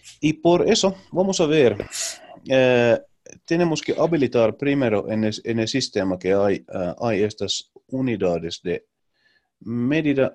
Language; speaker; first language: Spanish; non-native, learner; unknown